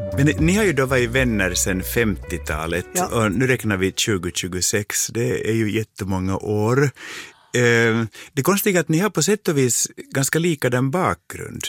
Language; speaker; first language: Swedish; native; Swedish